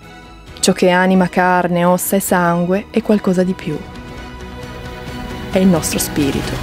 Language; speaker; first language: Italian; native; Italian